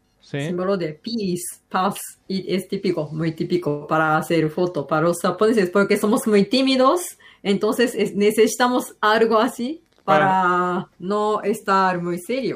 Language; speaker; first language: Spanish; non-native, learner; Japanese